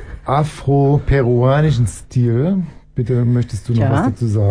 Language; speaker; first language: German; native; German